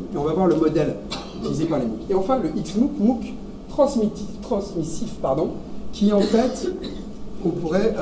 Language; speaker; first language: French; native; French